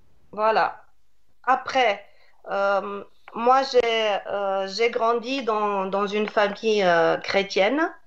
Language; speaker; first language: French; non-native, fluent; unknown